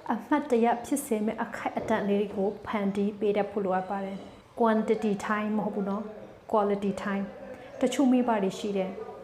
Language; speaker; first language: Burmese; non-native, local second language; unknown